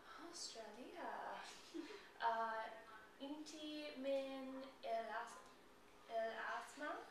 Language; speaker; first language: Arabic; non-native, learner; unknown